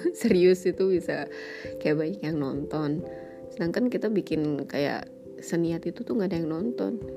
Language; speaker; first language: Indonesian; native; Indonesian